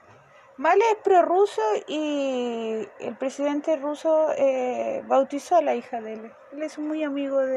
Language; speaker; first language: Portuguese; non-native, fluent; Spanish